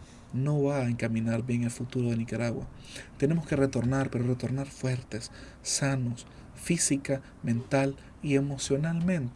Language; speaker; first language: Spanish; native; Spanish